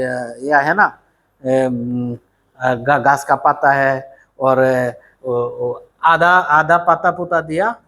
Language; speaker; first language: Hindi; non-native, learner; Bangla